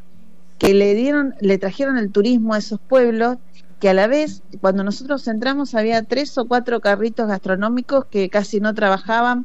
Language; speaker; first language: Spanish; native; Spanish